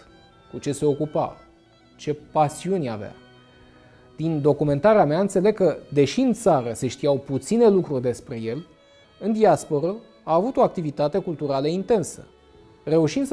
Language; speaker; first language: Romanian; native; Romanian